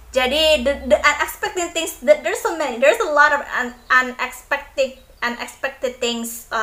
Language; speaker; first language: English; non-native, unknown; Indonesian